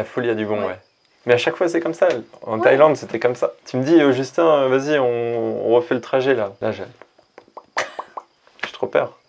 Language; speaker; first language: French; native; French